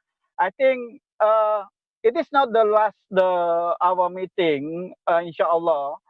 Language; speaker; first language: English; non-native, local second language; Indonesian